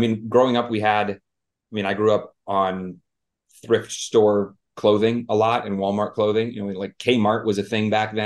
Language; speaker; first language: English; native; English